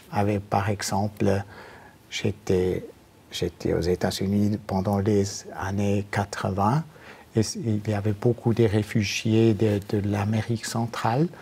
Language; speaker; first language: French; non-native, fluent; German